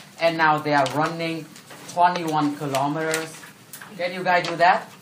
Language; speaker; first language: English; non-native, fluent; Vietnamese